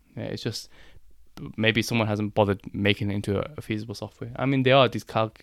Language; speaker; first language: English; native; English